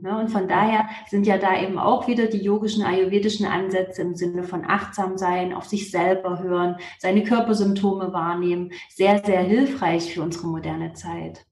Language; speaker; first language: German; native; German